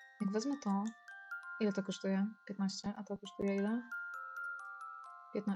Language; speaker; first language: Polish; native; Polish